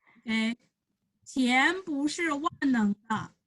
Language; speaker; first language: Chinese; non-native, fluent; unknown